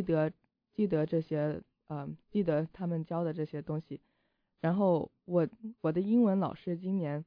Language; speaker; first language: Chinese; early bilingual, heritage; Chinese